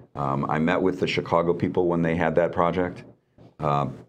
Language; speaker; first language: English; native; English